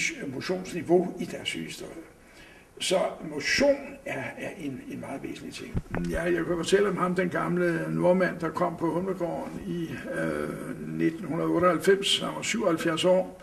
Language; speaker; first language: Danish; native; Danish